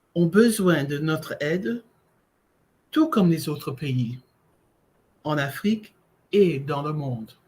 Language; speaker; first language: French; non-native, fluent; English